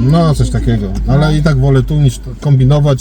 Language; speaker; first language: Polish; native; Polish